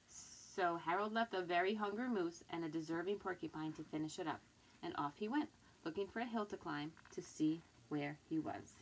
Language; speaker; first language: English; native; English